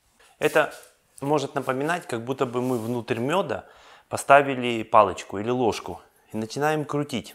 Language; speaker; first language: Russian; native; Russian